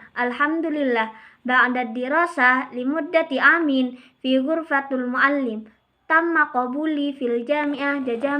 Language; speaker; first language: Arabic; non-native, learner; Indonesian